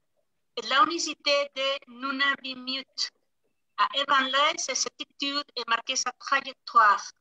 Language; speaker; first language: French; non-native, fluent; Spanish